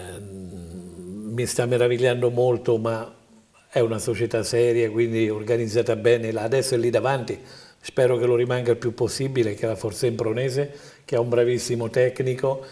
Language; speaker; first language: Italian; native; Italian